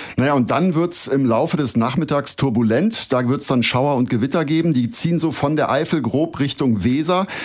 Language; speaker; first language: German; native; German